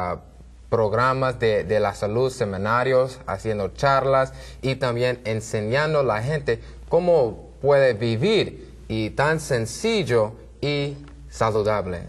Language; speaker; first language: Spanish; non-native, learner; English